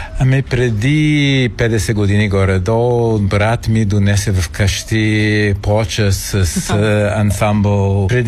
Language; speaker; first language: Bulgarian; non-native, fluent; English